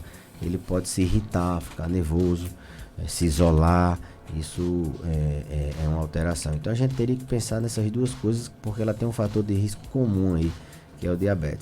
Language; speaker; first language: Portuguese; native; Portuguese